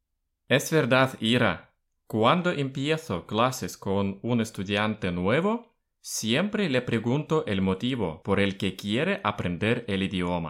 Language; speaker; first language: Spanish; non-native, fluent; Russian